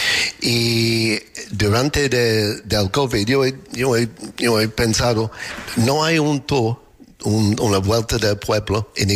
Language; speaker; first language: Spanish; non-native, learner; English